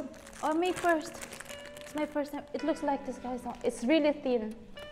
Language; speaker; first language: English; non-native, local second language; Filipino